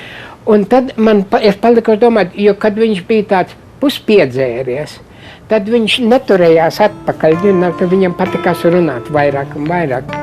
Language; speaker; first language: Latvian; early bilingual, heritage; Latvian